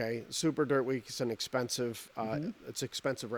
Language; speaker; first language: English; native; English